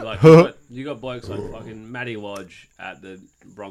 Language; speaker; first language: English; native; English